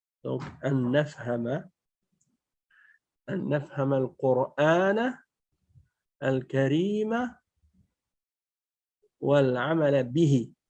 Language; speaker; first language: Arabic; non-native, fluent; French